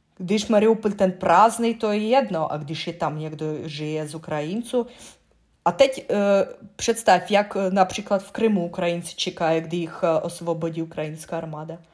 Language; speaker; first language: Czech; non-native, learner; Russian